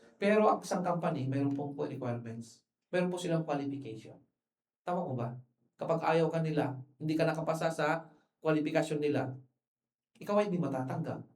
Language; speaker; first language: Filipino; non-native, local second language; Iloko